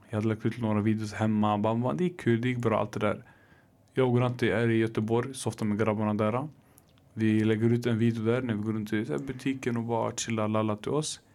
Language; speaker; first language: Swedish; early bilingual, other home language; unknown